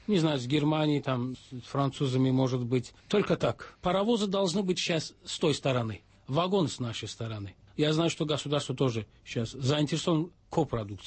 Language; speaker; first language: Russian; non-native, local second language; Azerbaijani